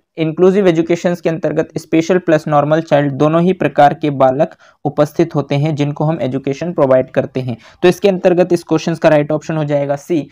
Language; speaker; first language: Hindi; native; Hindi